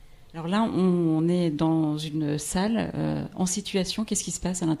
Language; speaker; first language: French; native; French